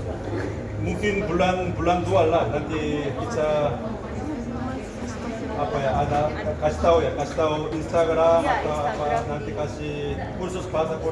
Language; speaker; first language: Indonesian; non-native, learner; Korean